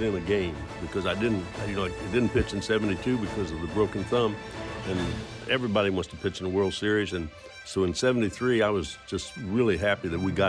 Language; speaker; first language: English; native; English